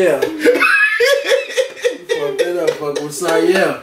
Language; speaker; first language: English; native; English